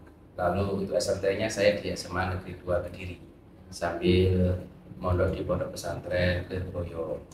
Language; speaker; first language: Indonesian; native; Indonesian